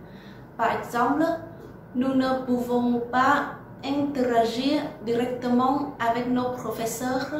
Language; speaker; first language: French; non-native, learner; Vietnamese